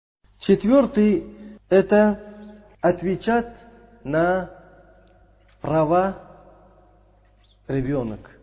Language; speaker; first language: Russian; non-native, local second language; Uzbek